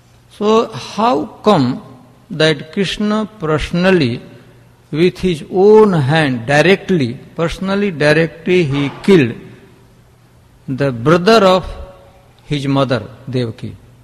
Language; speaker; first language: English; non-native, local second language; Hindi